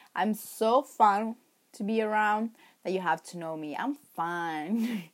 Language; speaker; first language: English; non-native, fluent; Italian